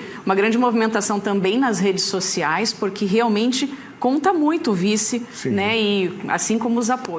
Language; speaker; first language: Portuguese; native; Portuguese